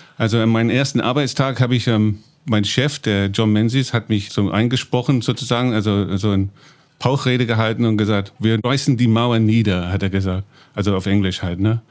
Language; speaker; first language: German; non-native, fluent; English